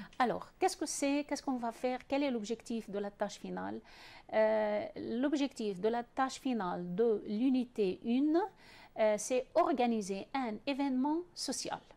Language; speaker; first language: French; non-native, fluent; Arabic